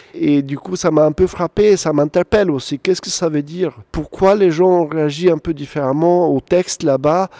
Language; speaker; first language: French; non-native, fluent; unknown